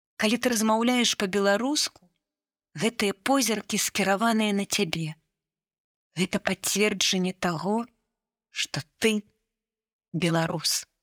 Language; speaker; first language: Belarusian; non-native, local second language; Russian